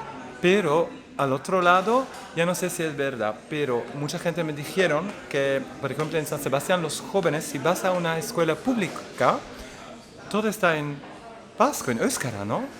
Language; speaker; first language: Spanish; non-native, fluent; Dutch